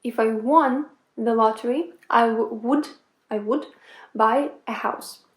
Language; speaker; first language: English; non-native, fluent; Ukrainian